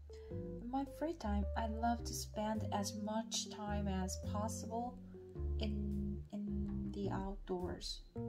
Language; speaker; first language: English; non-native, learner; Korean